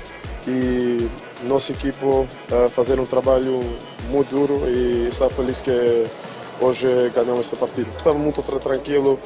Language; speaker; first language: Portuguese; non-native, learner; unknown